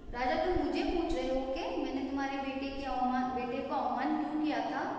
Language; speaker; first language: Hindi; non-native, local second language; Kannada